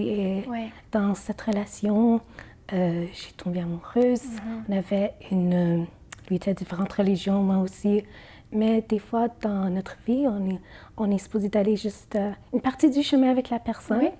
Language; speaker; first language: French; non-native, fluent; Arabic